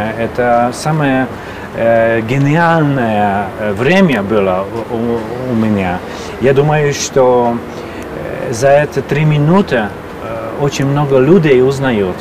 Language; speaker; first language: Russian; non-native, fluent; Hungarian